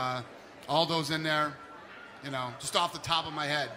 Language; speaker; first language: English; native; English